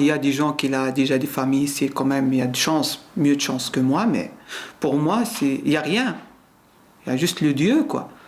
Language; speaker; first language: French; non-native, learner; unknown